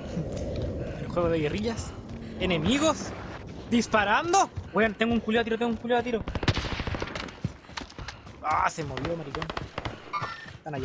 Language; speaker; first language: Spanish; native; Spanish